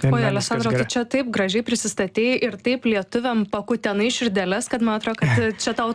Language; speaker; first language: Lithuanian; native; Lithuanian